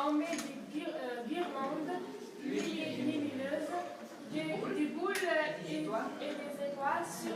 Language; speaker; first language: French; non-native, learner; Arabic